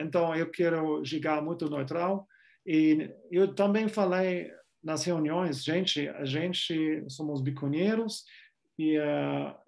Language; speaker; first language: Portuguese; non-native, fluent; German